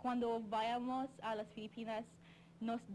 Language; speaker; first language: Spanish; non-native, learner; English